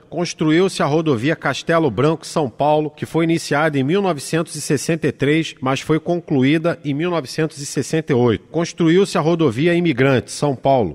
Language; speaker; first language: Portuguese; native; Portuguese